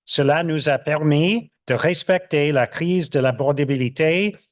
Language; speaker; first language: French; non-native, local second language; English